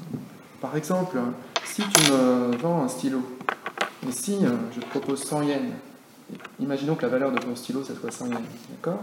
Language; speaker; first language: French; native; French